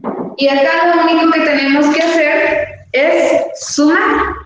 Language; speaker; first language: Spanish; native; Spanish